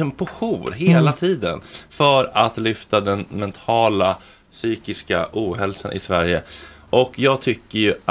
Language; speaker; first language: Swedish; native; Swedish